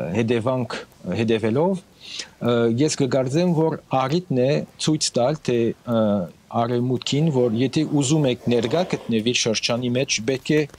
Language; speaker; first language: Armenian; early bilingual, heritage; Armenian